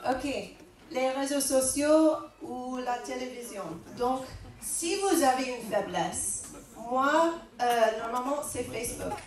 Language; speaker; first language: French; non-native, fluent; English